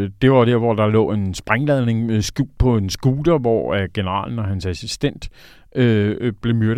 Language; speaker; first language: Danish; native; Danish